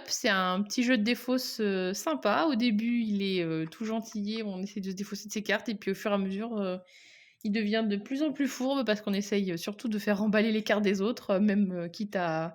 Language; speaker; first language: French; native; French